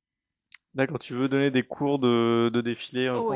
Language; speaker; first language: French; native; French